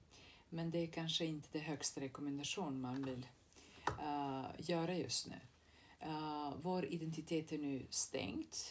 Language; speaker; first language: Swedish; non-native, fluent; Serbian